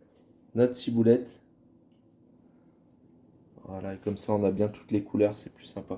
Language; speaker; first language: French; native; French